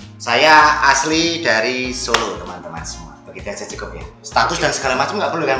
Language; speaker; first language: Indonesian; non-native, local second language; Javanese